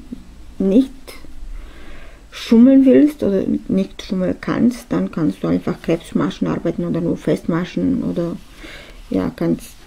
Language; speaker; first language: German; non-native, fluent; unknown